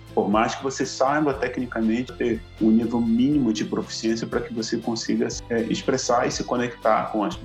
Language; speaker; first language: Portuguese; native; Portuguese